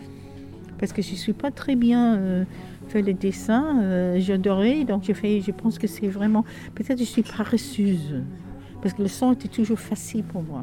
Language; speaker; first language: French; non-native, fluent; English